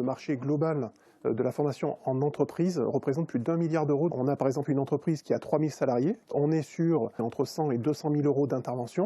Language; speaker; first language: French; native; French